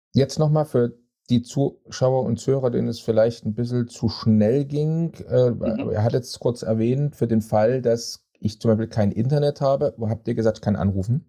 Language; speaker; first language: German; native; German